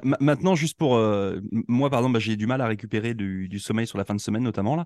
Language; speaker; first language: French; native; French